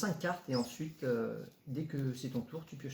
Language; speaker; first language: French; native; French